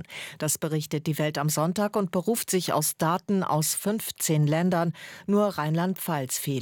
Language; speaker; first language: German; native; German